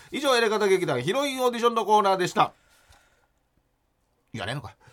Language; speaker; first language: Japanese; native; Japanese